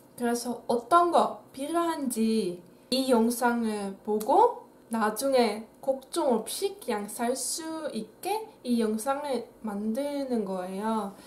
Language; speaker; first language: Korean; non-native, fluent; Dutch